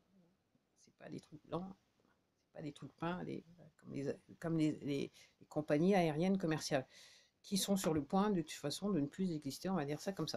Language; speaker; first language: French; native; French